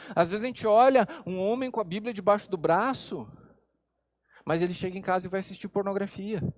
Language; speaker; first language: Portuguese; native; Portuguese